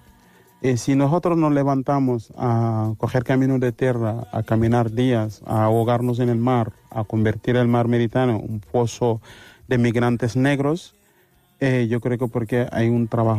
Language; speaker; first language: Spanish; non-native, fluent; Wolof